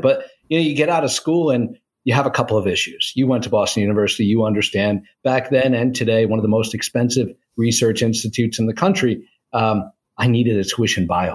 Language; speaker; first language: English; native; English